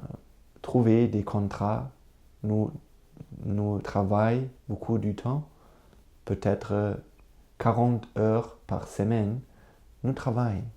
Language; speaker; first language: French; non-native, learner; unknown